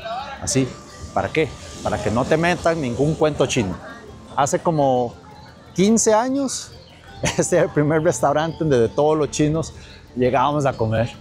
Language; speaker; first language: Spanish; early bilingual, other home language; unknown